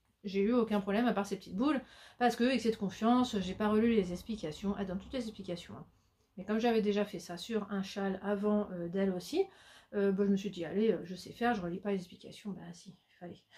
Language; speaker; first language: French; native; French